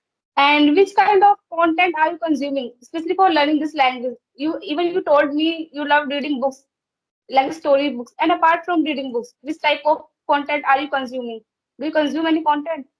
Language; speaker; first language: English; non-native, learner; Hindi